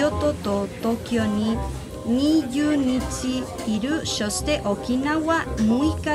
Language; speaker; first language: Japanese; non-native, learner; Spanish